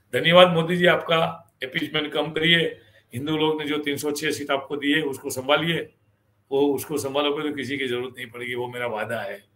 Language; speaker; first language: Hindi; non-native, local second language; Gujarati